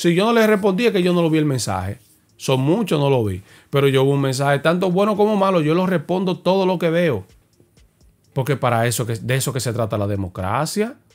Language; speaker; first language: Spanish; native; Spanish